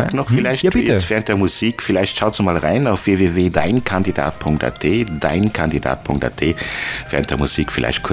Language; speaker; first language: German; non-native, fluent; Luxembourgish